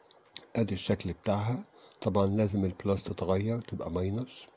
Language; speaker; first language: Arabic; native; Arabic